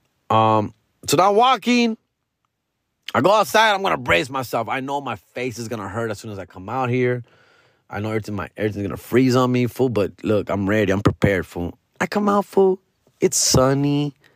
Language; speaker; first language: English; early bilingual, other home language; Spanish